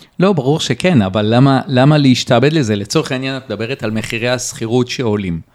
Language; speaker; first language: Hebrew; native; Hebrew